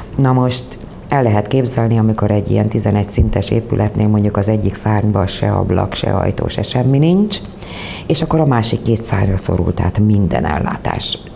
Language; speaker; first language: Hungarian; native; Hungarian